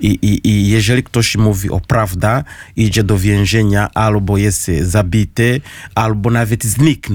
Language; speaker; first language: Polish; non-native, learner; Kinyarwanda